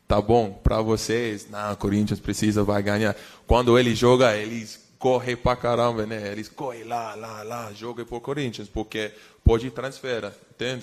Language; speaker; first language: Portuguese; non-native, fluent; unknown